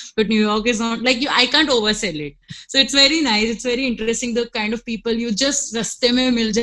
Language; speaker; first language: English; non-native, local second language; Gujarati